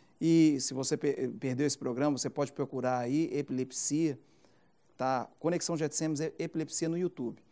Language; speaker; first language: Portuguese; native; Portuguese